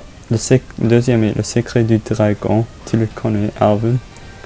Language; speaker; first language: French; non-native, learner; English